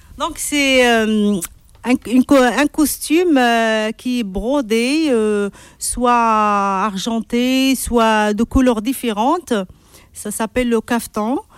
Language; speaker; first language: French; non-native, local second language; Arabic